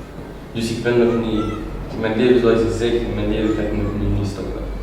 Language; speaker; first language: Dutch; non-native, local second language; French